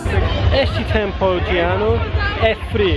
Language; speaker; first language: Portuguese; non-native, learner; English